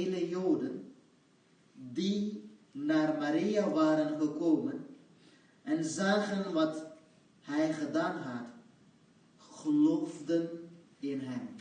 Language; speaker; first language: Dutch; non-native, fluent; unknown